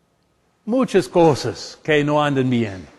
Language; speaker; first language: Spanish; non-native, fluent; English